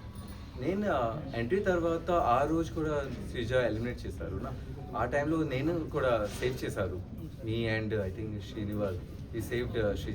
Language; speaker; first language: Telugu; non-native, learner; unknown